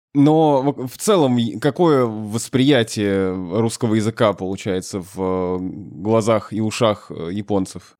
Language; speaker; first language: Russian; native; Russian